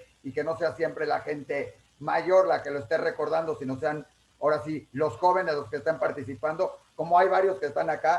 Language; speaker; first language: Spanish; native; Spanish